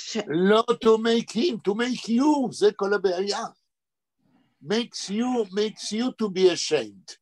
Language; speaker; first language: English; non-native, fluent; Hebrew